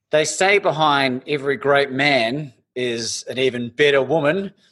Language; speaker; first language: English; native; English